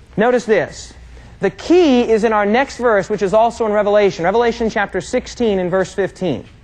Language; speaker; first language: English; native; English